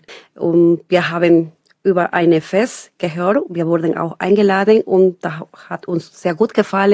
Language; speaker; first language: German; non-native, learner; Spanish